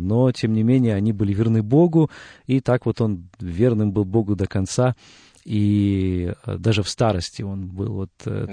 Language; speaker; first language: Russian; native; Russian